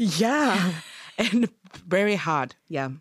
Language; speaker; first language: English; non-native, learner; Japanese